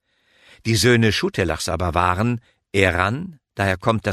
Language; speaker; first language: German; native; German